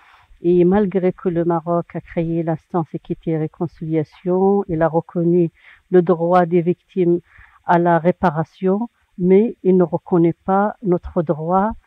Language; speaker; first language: French; non-native, local second language; Arabic